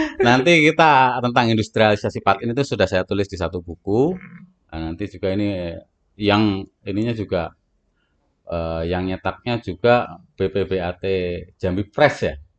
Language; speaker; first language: Indonesian; non-native, local second language; Javanese